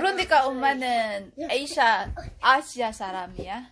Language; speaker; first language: Korean; non-native, fluent; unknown